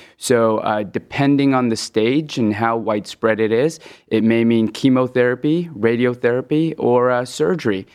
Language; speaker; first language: English; early bilingual, other home language; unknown